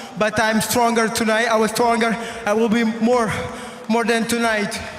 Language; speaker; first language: English; non-native, learner; French